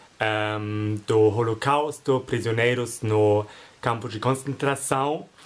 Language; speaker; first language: Portuguese; non-native, fluent; German